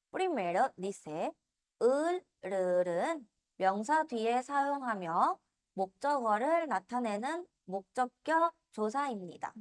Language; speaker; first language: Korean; non-native, fluent; Spanish